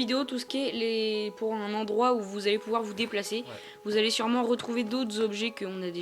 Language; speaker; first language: French; native; French